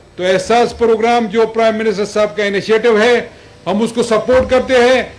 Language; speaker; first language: Urdu; non-native, local second language; Pashto